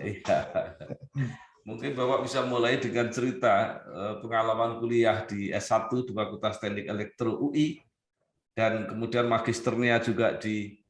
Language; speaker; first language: Indonesian; native; Indonesian